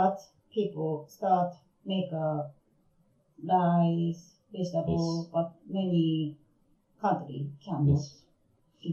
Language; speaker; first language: English; non-native, learner; Japanese